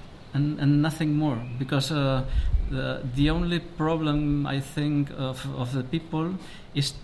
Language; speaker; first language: English; non-native, learner; Spanish